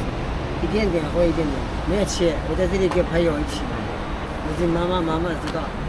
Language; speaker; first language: Chinese; non-native, learner; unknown